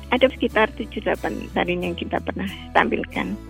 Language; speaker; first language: Indonesian; native; Indonesian